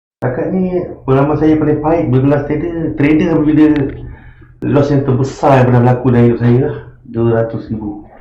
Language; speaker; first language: Malay; native; Malay